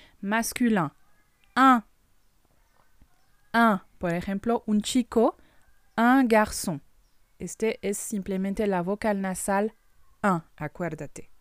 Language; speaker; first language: Spanish; non-native, fluent; French